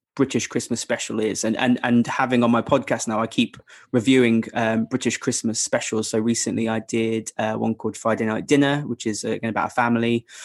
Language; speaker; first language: English; native; English